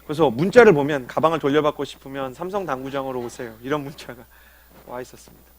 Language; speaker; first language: Korean; native; Korean